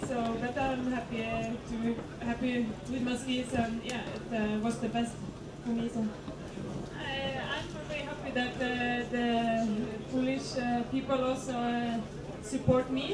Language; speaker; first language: English; non-native, fluent; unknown